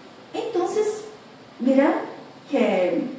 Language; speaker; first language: Spanish; non-native, fluent; Portuguese